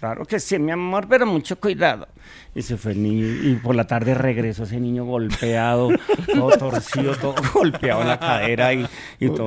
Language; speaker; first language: Spanish; native; Spanish